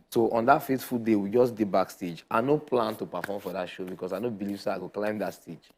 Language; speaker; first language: Nigerian Pidgin; native; Nigerian Pidgin